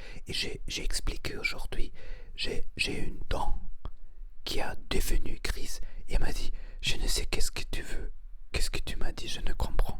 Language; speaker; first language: French; non-native, learner; Spanish